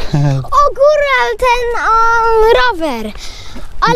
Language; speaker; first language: Polish; early bilingual, heritage; Polish